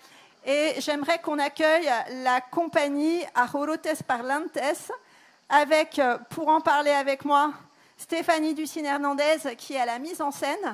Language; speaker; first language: French; native; French